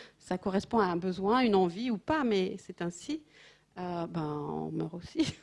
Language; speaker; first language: French; native; French